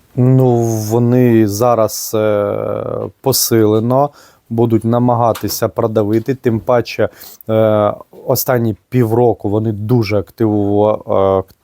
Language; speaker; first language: Ukrainian; non-native, local second language; Russian